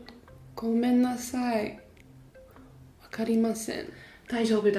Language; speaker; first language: Japanese; non-native, learner; English